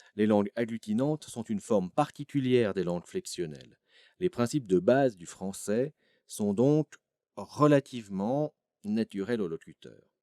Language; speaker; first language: French; native; French